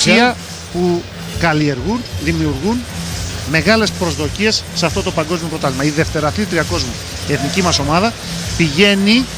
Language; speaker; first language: Greek; native; Greek